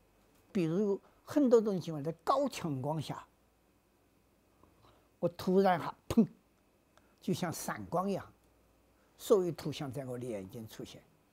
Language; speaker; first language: Chinese; native; Chinese